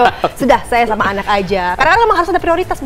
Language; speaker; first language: Indonesian; native; Indonesian